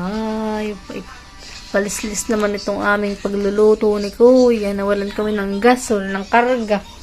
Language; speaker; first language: Filipino; native; Filipino